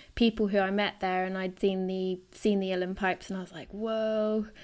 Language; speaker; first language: English; native; English